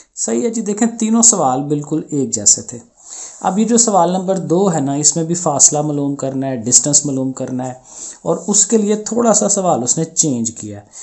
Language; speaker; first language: Urdu; non-native, local second language; Punjabi